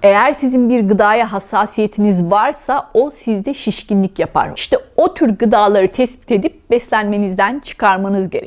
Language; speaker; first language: Turkish; native; Turkish